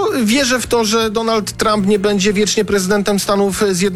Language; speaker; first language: Polish; native; Polish